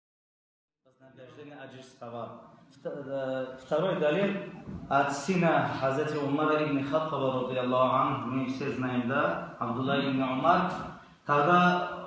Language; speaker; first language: Russian; non-native, local second language; Tajik